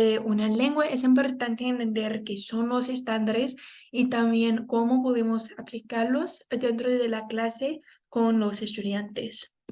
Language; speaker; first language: Spanish; non-native, fluent; English